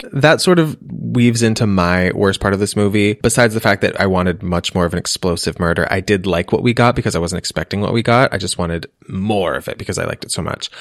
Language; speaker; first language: English; native; English